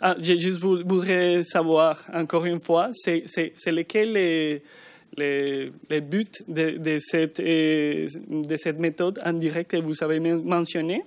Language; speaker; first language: French; non-native, learner; Spanish